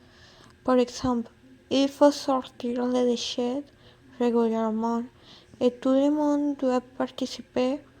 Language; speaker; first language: French; non-native, learner; Spanish